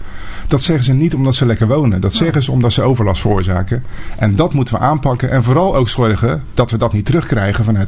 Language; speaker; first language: Dutch; native; Dutch